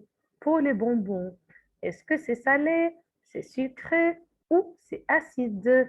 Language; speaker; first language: French; non-native, fluent; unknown